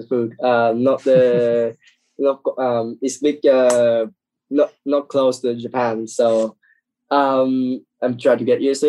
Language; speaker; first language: English; non-native, learner; Japanese